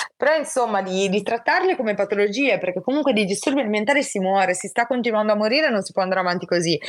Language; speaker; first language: Italian; native; Italian